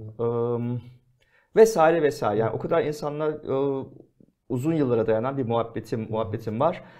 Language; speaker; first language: Turkish; early bilingual, heritage; Turkish